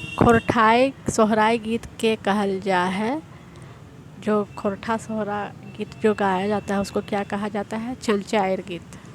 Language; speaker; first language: Hindi; native; Hindi